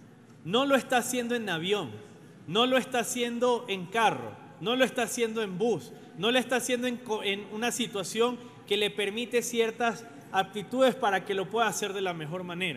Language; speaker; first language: Spanish; native; Spanish